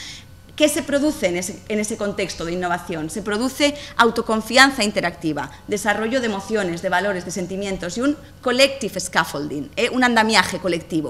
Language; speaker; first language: Spanish; native; Spanish